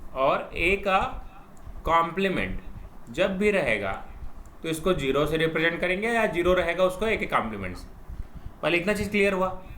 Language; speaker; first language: Hindi; native; Hindi